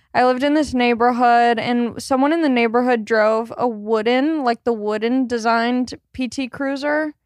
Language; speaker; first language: English; native; English